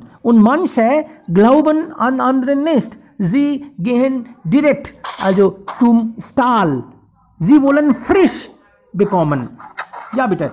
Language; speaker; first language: German; non-native, fluent; Hindi